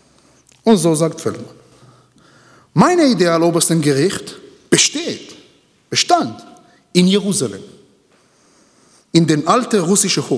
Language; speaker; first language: German; non-native, learner; Hebrew